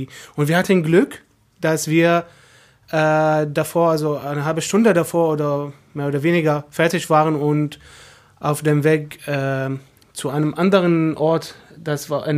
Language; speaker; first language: German; non-native, fluent; Arabic